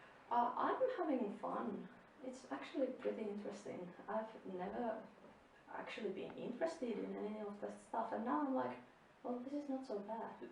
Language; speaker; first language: English; non-native, fluent; Finnish